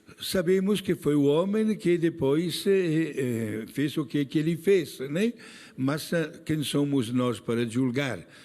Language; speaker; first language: Portuguese; non-native, fluent; Italian